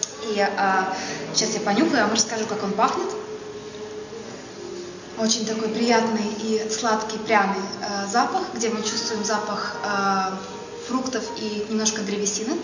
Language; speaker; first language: Russian; native; Russian